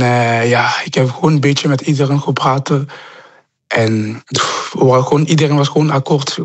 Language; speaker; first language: Dutch; non-native, local second language; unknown